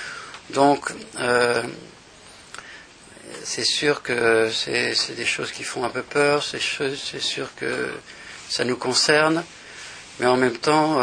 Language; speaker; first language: French; native; French